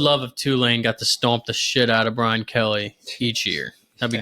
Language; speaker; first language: English; native; English